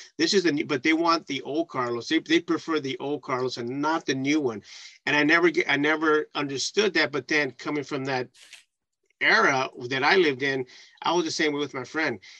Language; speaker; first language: English; early bilingual, other home language; Spanish